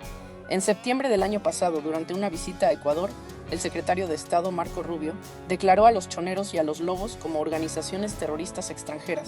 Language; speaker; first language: Spanish; native; Spanish